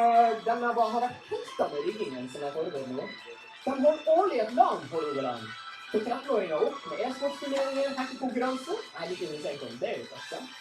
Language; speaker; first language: Norwegian; native; Norwegian